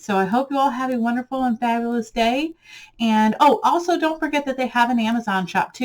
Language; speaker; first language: English; native; English